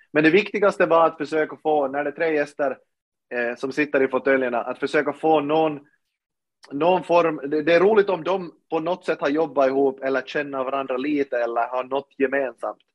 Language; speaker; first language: Swedish; native; Swedish